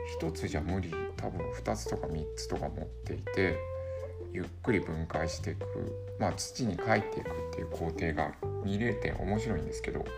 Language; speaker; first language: Japanese; native; Japanese